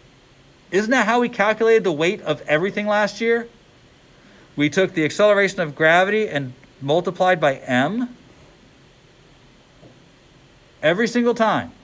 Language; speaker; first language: English; native; English